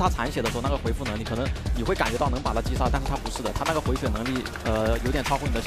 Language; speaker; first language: Chinese; native; Chinese